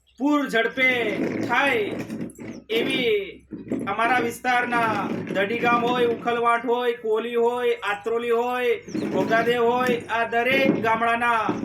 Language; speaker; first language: Gujarati; non-native, local second language; Rathawi